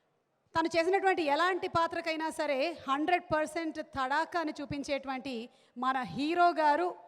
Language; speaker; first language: Telugu; native; Telugu